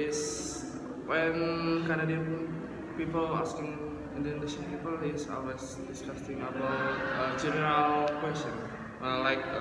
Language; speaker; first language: English; non-native, learner; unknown